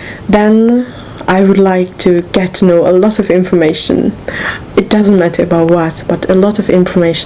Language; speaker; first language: English; non-native, learner; Czech